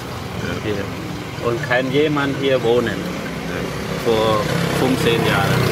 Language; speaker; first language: German; non-native, learner; Khmer